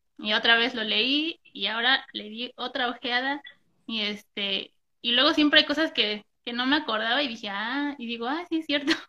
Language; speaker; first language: Spanish; native; Spanish